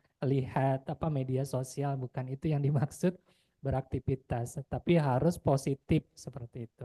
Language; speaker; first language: Indonesian; native; Indonesian